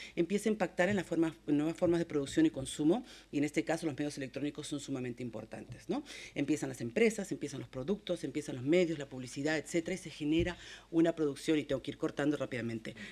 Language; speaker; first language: Spanish; native; Spanish